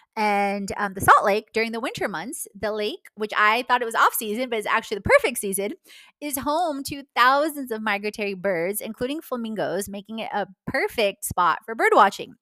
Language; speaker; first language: English; non-native, fluent; Polish